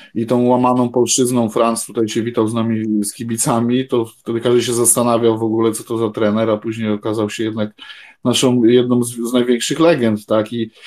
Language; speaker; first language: Polish; native; Polish